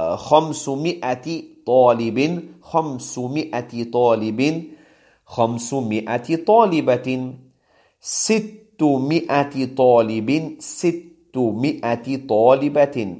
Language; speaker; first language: Arabic; non-native, fluent; English